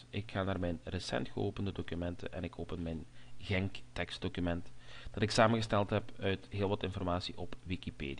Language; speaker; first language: Dutch; native; Dutch